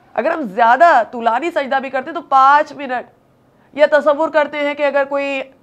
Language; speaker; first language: Hindi; native; Hindi